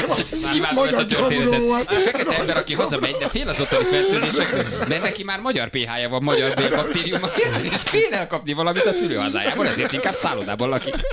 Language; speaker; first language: Hungarian; native; Hungarian